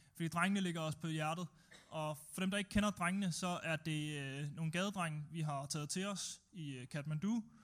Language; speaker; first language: Danish; native; Danish